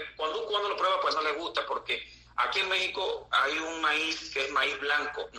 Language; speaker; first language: Spanish; native; Spanish